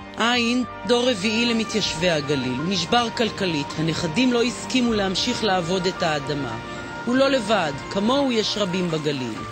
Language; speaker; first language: Hebrew; native; Hebrew